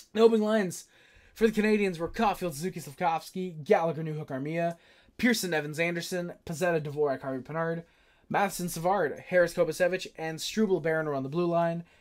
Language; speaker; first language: English; native; English